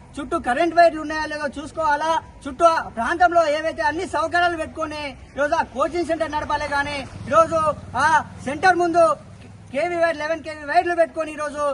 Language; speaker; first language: Telugu; native; Telugu